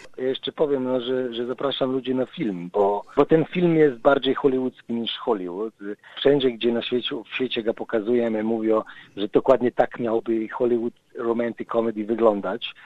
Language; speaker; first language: Polish; non-native, fluent; Slovenian